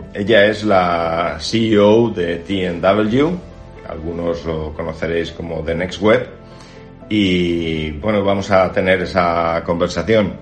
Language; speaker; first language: Spanish; native; Spanish